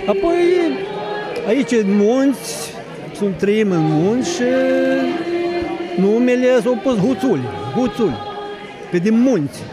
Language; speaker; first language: Romanian; non-native, local second language; Ukrainian